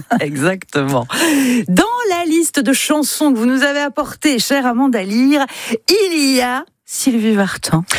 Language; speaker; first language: French; native; French